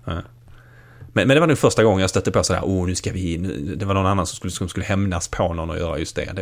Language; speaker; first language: Swedish; native; Swedish